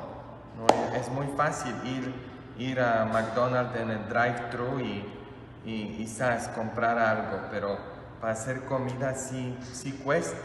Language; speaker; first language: Spanish; non-native, fluent; English